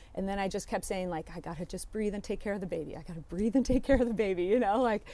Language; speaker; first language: English; native; English